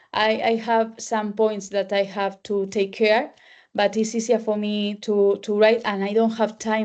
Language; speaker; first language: English; non-native, learner; Spanish